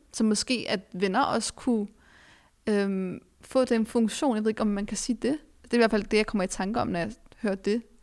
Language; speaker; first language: Danish; early bilingual, other home language; Arabic